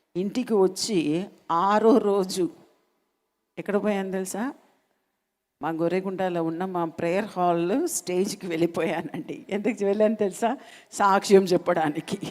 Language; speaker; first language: Telugu; non-native, local second language; Malayalam